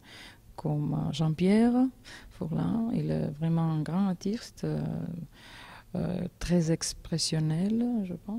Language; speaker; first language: French; non-native, learner; Georgian